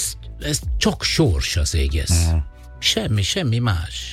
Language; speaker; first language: Hungarian; non-native, learner; Italian